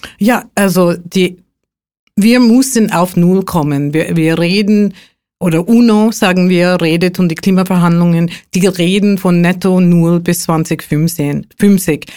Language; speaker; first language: German; non-native, fluent; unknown